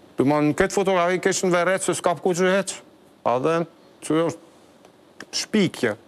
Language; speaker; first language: Albanian; non-native, fluent; German